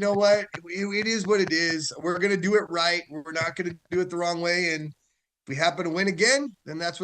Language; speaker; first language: English; native; English